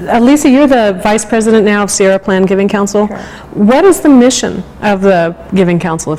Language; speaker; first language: English; native; English